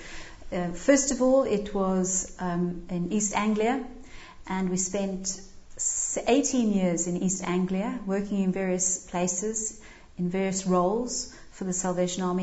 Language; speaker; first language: English; native; English